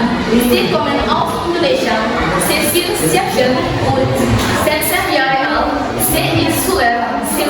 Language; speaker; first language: German; non-native, learner; Indonesian